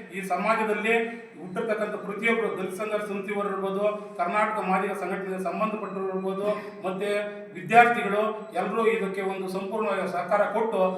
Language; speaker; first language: Kannada; native; Kannada